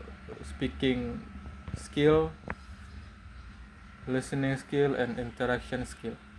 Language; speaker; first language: English; non-native, learner; Indonesian